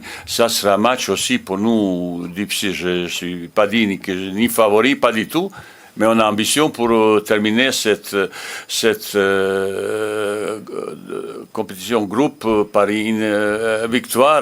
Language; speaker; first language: French; non-native, learner; Bosnian